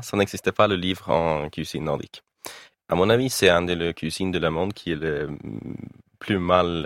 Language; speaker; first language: French; non-native, learner; Swedish